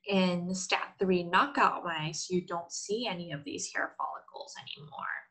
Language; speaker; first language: English; non-native, fluent; Korean